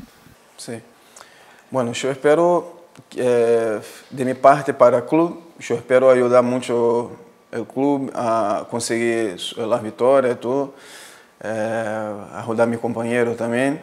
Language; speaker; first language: Spanish; non-native, fluent; Portuguese